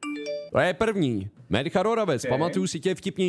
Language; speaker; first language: Czech; native; Czech